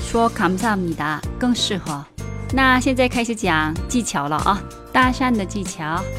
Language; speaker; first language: Chinese; non-native, fluent; Korean